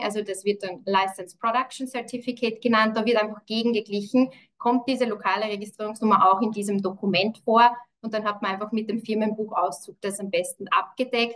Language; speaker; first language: German; native; German